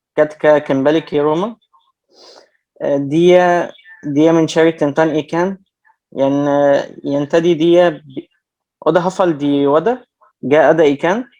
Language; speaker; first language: Indonesian; non-native, learner; Arabic